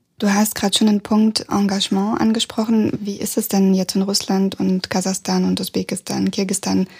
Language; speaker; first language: German; early bilingual, other home language; Russian